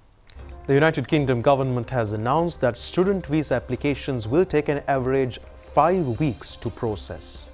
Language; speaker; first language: English; non-native, local second language; Sinhala